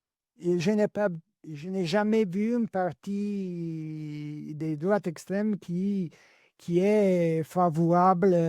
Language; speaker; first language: French; non-native, learner; Italian